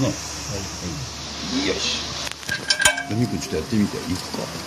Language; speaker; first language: Japanese; native; Japanese